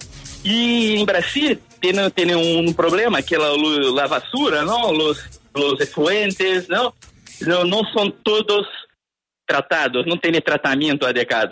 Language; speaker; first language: Spanish; non-native, learner; Portuguese